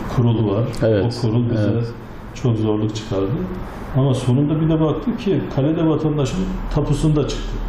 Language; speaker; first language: Turkish; native; Turkish